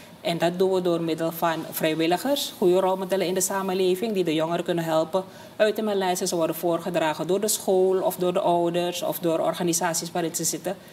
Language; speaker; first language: Dutch; native; Dutch